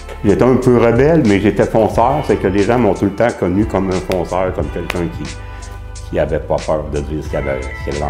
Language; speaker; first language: French; native; French